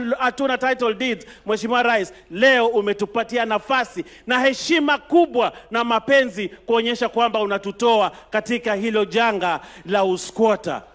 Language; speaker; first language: Swahili; native; Swahili